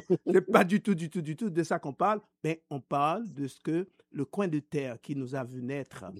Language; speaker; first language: French; non-native, local second language; Haitian Creole